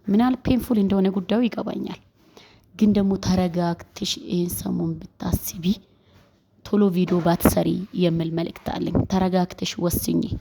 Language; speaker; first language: Amharic; non-native, local second language; Oromo